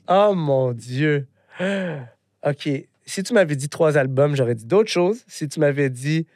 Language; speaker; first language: French; early bilingual, other home language; Arabic